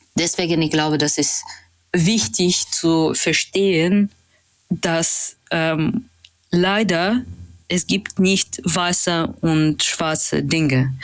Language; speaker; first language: German; non-native, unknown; Russian